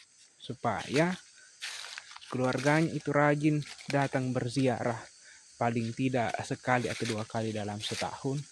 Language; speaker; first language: Indonesian; native; Indonesian